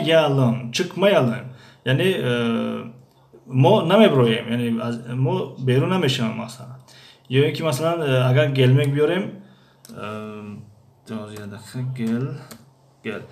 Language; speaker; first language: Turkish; non-native, fluent; Tajik